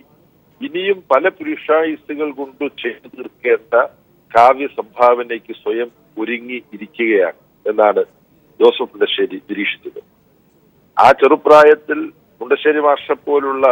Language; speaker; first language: Malayalam; native; Malayalam